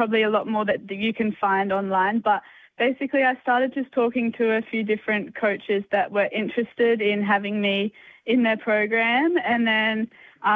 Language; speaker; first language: English; native; English